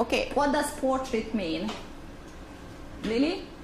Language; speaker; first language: English; non-native, fluent; Hungarian